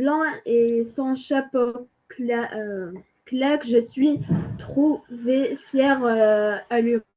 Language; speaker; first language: French; non-native, learner; Arabic